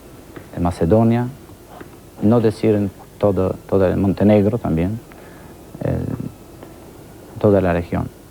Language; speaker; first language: Spanish; non-native, fluent; Albanian